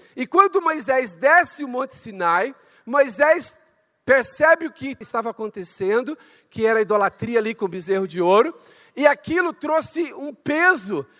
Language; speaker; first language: Portuguese; native; Portuguese